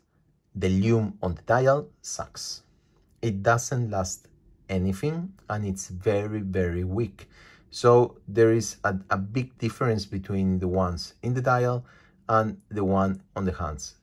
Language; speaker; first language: English; non-native, fluent; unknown